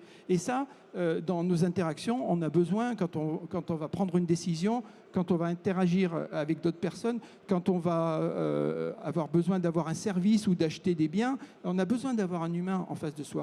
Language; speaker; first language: French; native; French